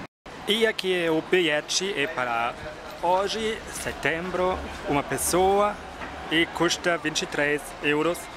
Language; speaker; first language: Portuguese; non-native, fluent; German